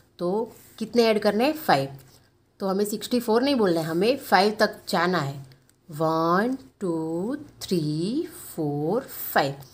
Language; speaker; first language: Hindi; non-native, local second language; Gujarati